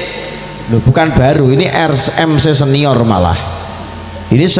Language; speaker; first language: Indonesian; non-native, local second language; Javanese